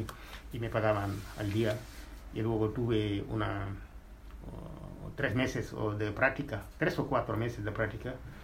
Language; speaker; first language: Spanish; non-native, fluent; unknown